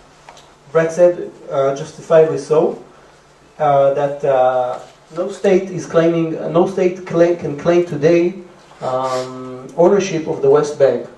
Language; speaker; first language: English; non-native, fluent; Hebrew